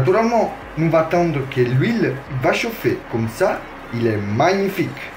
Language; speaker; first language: French; non-native, learner; Italian